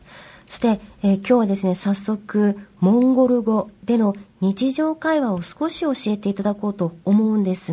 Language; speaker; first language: Japanese; native; Japanese